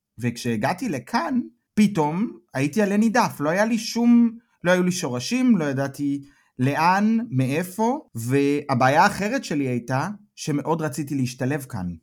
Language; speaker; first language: Hebrew; native; Hebrew